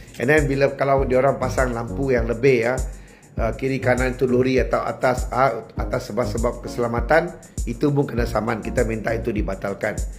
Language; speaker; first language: Malay; non-native, local second language; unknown